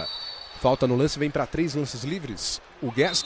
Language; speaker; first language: Portuguese; native; Portuguese